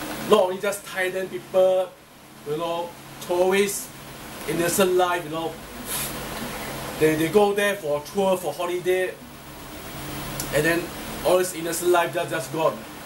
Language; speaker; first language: English; non-native, local second language; Chinese